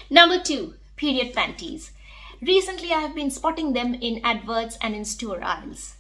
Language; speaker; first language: English; non-native, local second language; Bangla